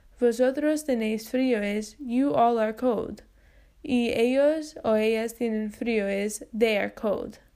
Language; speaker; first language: Spanish; non-native, fluent; English